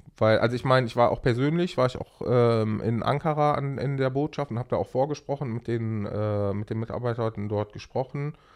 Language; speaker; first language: German; early bilingual, other home language; Arabic